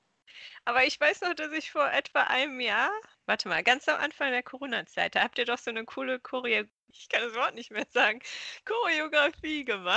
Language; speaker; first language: German; native; German